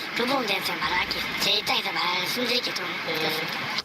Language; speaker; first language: Korean; native; Korean